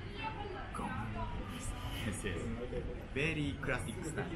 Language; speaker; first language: English; non-native, learner; Japanese